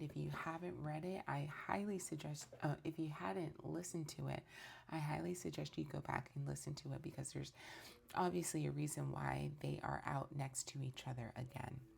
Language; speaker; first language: English; native; English